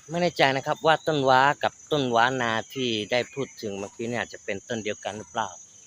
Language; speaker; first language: Thai; non-native, local second language; Malay